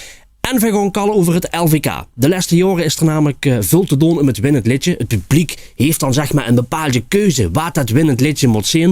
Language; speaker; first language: Dutch; native; Dutch